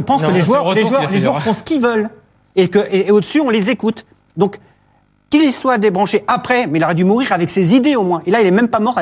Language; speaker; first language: French; native; French